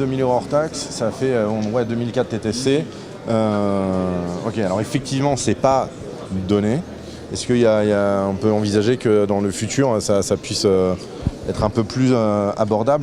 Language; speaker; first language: French; native; French